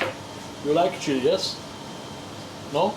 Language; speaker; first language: English; non-native, learner; Italian